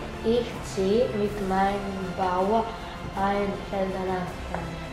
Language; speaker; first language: German; non-native, learner; Croatian